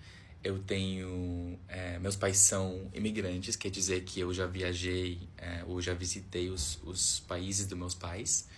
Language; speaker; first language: Portuguese; non-native, fluent; English